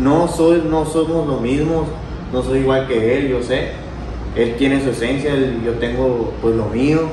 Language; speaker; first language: Spanish; native; Spanish